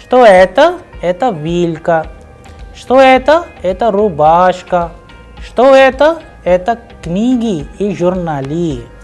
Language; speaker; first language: Russian; non-native, fluent; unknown